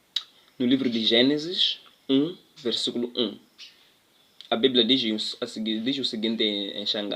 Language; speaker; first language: Portuguese; non-native, local second language; Tsonga